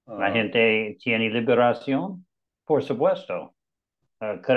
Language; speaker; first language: Spanish; non-native, learner; English